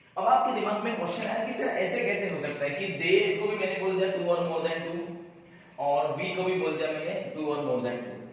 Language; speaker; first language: Hindi; non-native, local second language; Marathi